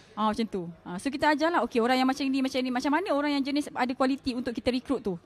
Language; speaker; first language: Malay; native; Malay